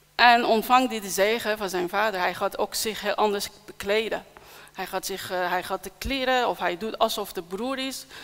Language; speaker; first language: Dutch; non-native, fluent; Persian